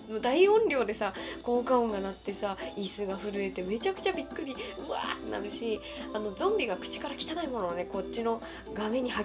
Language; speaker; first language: Japanese; native; Japanese